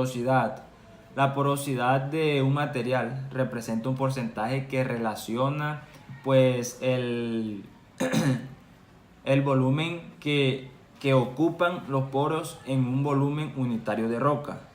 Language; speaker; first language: Spanish; native; Spanish